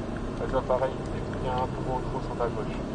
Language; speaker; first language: French; native; French